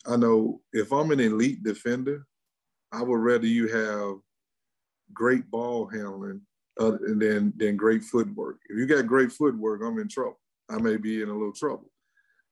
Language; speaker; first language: English; native; English